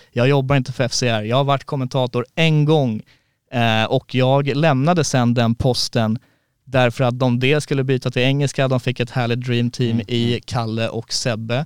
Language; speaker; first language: Swedish; native; Swedish